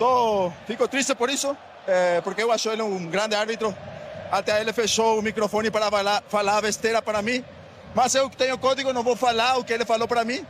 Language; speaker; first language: Portuguese; non-native, fluent; Spanish